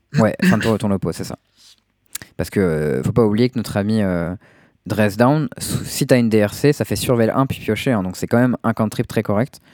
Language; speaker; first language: French; native; French